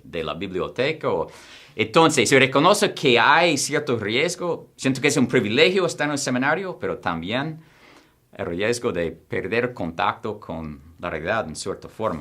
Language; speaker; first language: Spanish; non-native, fluent; English